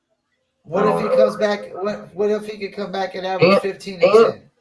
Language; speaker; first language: English; native; English